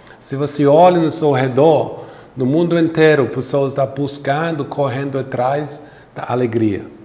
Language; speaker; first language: Portuguese; non-native, fluent; English